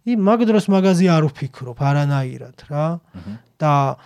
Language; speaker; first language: Georgian; native; Georgian